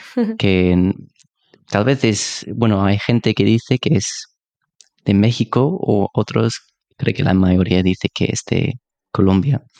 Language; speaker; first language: Spanish; non-native, fluent; English